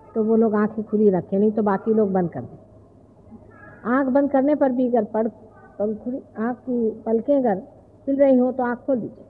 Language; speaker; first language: Hindi; non-native, local second language; Marathi